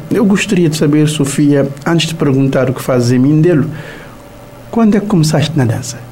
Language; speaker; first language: Portuguese; non-native, local second language; Kabuverdianu